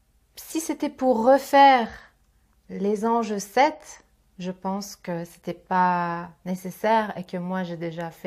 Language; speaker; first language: French; native; French